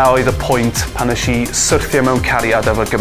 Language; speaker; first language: Welsh; non-native, local second language; English